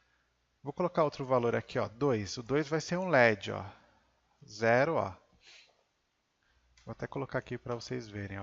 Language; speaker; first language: Portuguese; native; Portuguese